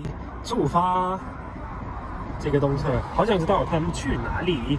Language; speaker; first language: Chinese; non-native, fluent; German